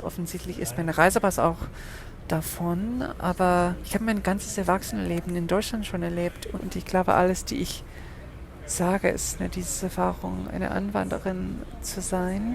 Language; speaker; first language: German; non-native, fluent; English